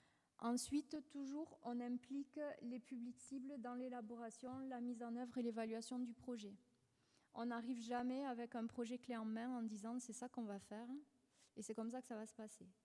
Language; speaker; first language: French; native; French